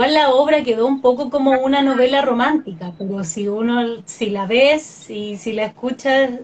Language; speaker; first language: Spanish; native; Spanish